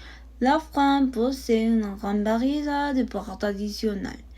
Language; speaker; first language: French; non-native, learner; Spanish